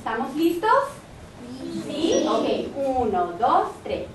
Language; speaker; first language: Spanish; non-native, fluent; English